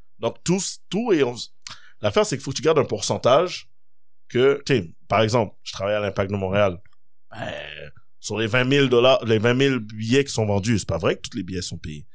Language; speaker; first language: French; early bilingual, other home language; Kabyle